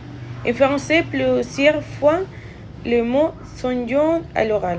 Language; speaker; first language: French; non-native, learner; Spanish